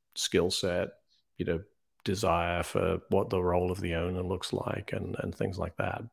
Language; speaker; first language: English; native; English